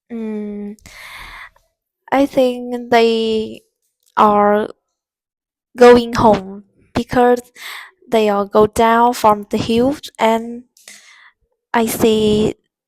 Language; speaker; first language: English; non-native, learner; Vietnamese